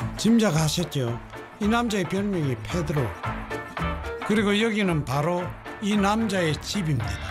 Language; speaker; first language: Korean; native; Korean